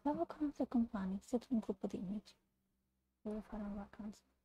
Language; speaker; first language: Italian; non-native, learner; English